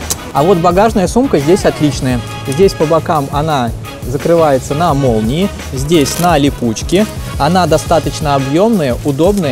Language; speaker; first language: Russian; native; Russian